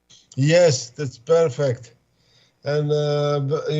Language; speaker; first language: English; non-native, fluent; Slovak